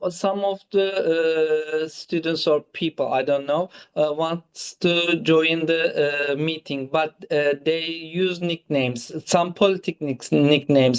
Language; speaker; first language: English; non-native, fluent; Turkish